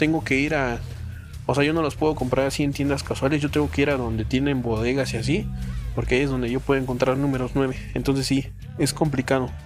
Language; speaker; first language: Spanish; native; Spanish